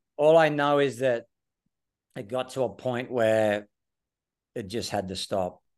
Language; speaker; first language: English; native; English